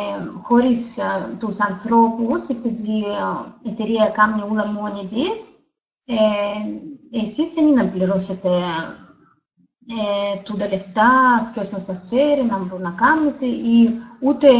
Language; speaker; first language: Greek; non-native, learner; Russian